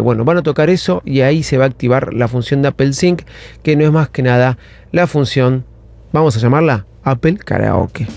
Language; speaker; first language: Spanish; native; Spanish